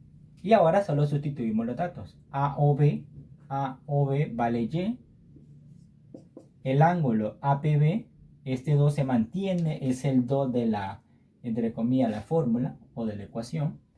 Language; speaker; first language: Spanish; native; Spanish